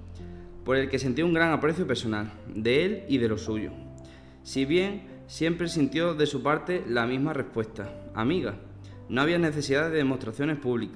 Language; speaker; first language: Spanish; native; Spanish